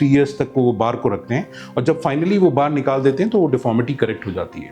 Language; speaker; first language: Hindi; native; Hindi